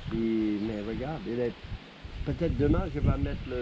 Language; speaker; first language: French; non-native, fluent; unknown